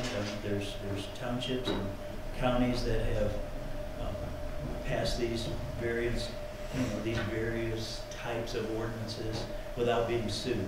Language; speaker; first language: English; native; English